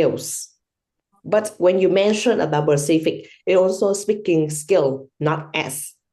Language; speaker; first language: English; non-native, learner; Vietnamese